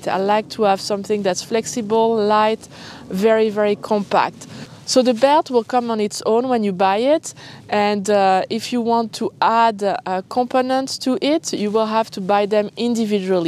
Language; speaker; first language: English; non-native, fluent; French